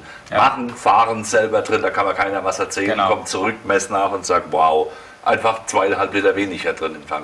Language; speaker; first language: German; native; German